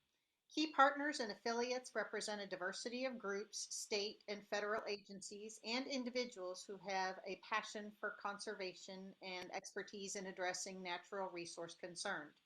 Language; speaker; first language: English; native; English